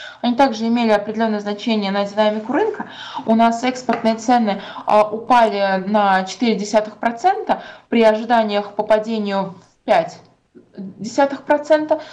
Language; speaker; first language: Russian; native; Russian